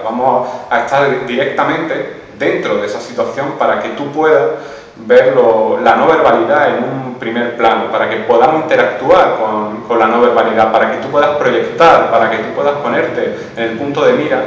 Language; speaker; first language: Spanish; native; Spanish